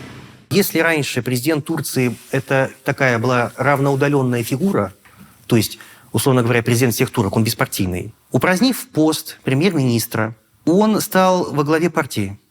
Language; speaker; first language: Russian; native; Russian